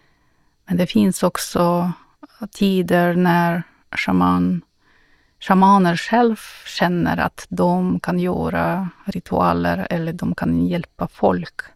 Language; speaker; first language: Swedish; non-native, fluent; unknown